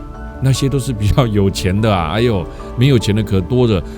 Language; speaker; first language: Chinese; native; Chinese